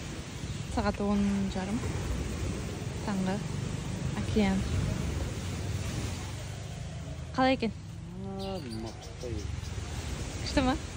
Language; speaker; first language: Kazakh; native; Kazakh